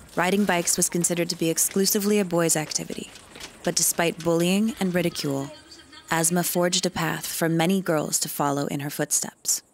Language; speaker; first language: English; native; English